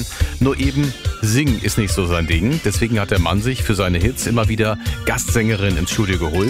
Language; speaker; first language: German; native; German